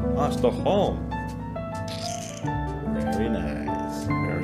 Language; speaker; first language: English; non-native, fluent; Indonesian